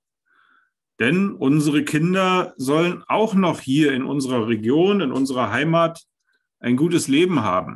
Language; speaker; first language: German; native; German